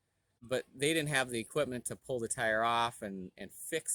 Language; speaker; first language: English; native; English